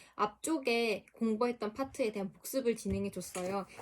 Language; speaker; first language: Korean; native; Korean